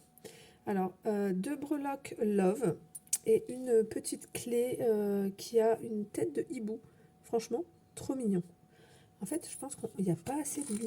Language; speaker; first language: French; native; French